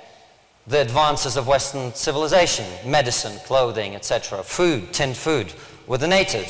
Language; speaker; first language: English; early bilingual, other home language; Russian